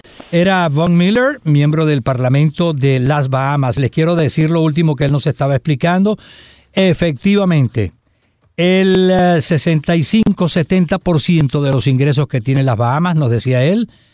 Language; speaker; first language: Spanish; native; Spanish